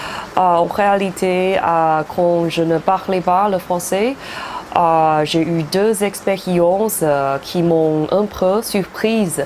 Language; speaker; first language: French; non-native, fluent; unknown